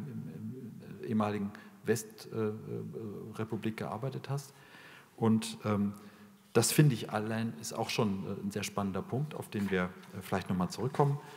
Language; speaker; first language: German; native; German